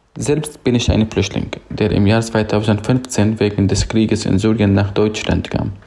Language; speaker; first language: German; non-native, fluent; Arabic